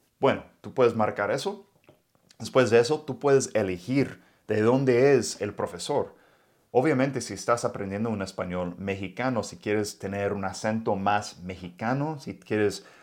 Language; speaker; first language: Spanish; non-native, fluent; English